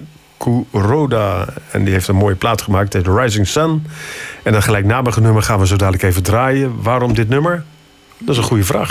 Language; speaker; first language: Dutch; native; Dutch